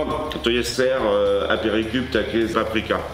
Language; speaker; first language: Polish; non-native, learner; French